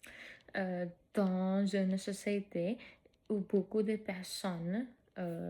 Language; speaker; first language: French; non-native, fluent; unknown